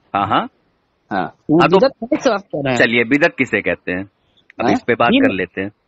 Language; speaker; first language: Hindi; native; Hindi